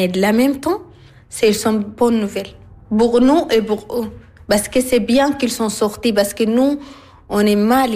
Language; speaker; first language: French; non-native, learner; Arabic